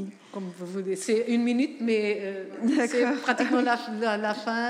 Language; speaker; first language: French; non-native, fluent; Portuguese